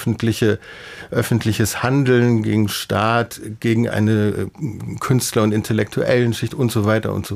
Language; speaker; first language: German; native; German